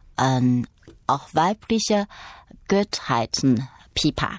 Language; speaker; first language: German; non-native, fluent; Chinese